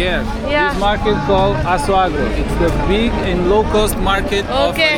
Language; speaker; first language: English; non-native, learner; Spanish